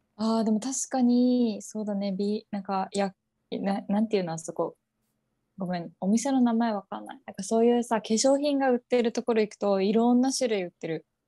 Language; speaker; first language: Japanese; native; Japanese